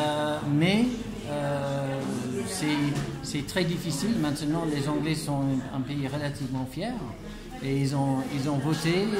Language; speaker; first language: French; non-native, fluent; English